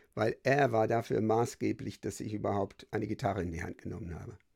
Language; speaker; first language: German; non-native, fluent; English